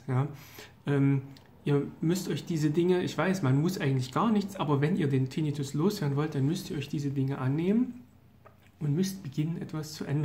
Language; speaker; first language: German; native; German